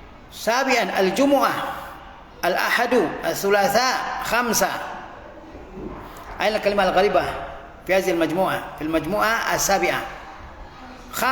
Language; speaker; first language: Arabic; non-native, fluent; Indonesian